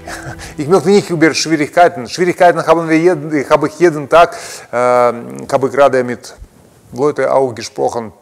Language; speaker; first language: German; non-native, learner; Russian